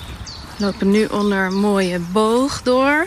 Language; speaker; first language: Dutch; native; Dutch